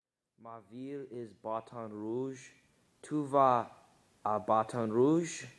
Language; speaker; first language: French; non-native, learner; English